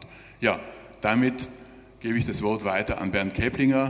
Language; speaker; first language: German; native; German